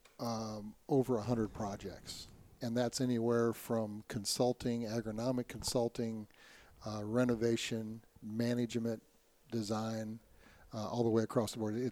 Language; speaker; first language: English; native; English